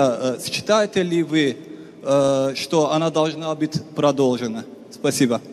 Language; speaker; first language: Russian; non-native, fluent; Turkish